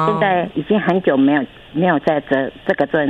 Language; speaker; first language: Chinese; non-native, local second language; Min Nan Chinese